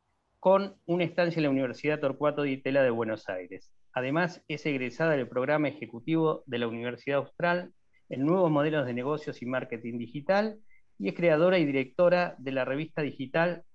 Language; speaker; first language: Spanish; native; Spanish